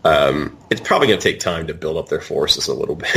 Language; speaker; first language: English; native; English